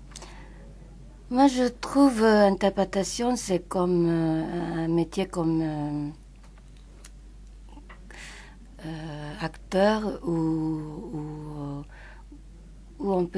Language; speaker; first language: French; non-native, fluent; Japanese